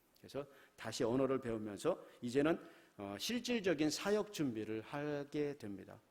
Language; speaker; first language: Korean; native; Korean